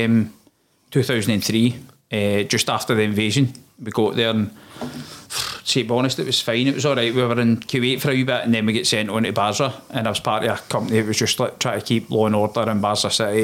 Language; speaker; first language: English; native; English